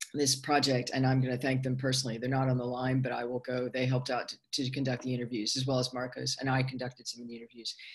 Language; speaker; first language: English; native; English